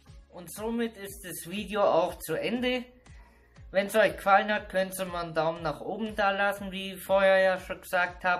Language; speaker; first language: German; native; German